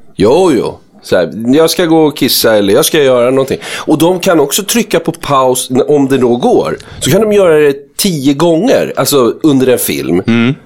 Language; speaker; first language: Swedish; native; Swedish